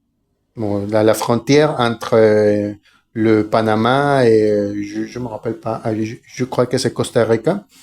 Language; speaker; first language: French; non-native, fluent; Spanish